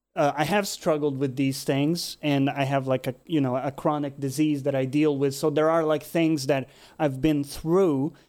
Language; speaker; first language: English; non-native, fluent; Portuguese